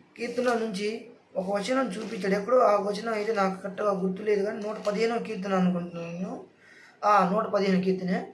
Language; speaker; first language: Telugu; non-native, local second language; Lambadi